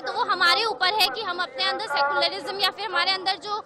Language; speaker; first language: Hindi; native; Hindi